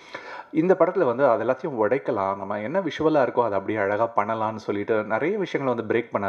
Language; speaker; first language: Tamil; native; Tamil